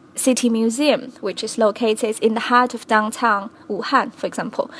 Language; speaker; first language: English; non-native, fluent; Chinese